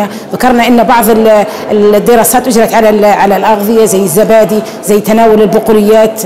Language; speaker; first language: Arabic; native; Arabic